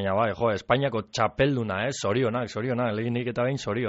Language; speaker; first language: Basque; native; Basque